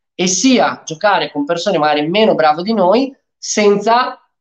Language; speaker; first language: Italian; early bilingual, other home language; Romanian